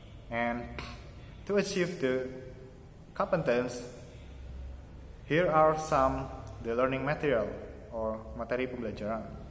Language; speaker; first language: English; non-native, learner; Indonesian